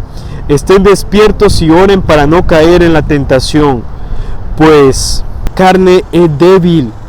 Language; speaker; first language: Spanish; native; Spanish